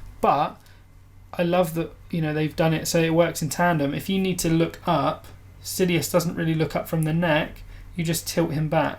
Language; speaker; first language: English; native; English